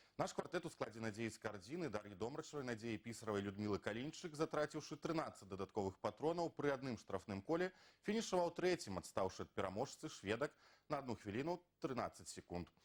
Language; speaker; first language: Belarusian; native; Belarusian